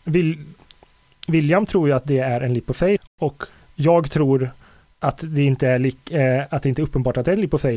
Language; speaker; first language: Swedish; native; Swedish